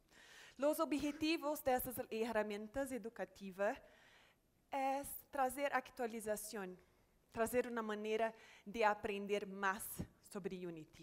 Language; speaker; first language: Spanish; non-native, fluent; Portuguese